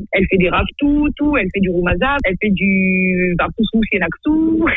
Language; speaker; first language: French; non-native, local second language; Malagasy